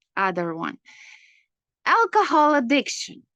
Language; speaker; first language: English; non-native, fluent; Romanian